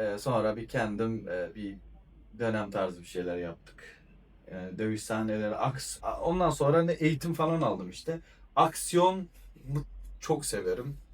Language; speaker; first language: Turkish; non-native, fluent; Persian